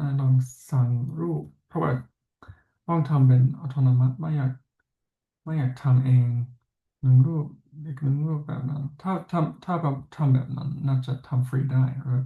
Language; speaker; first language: Thai; non-native, fluent; English